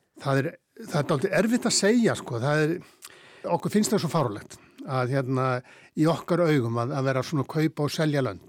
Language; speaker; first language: Icelandic; native; Icelandic